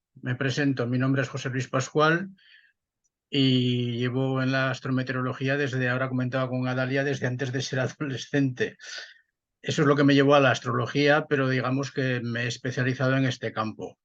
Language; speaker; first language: Spanish; native; Spanish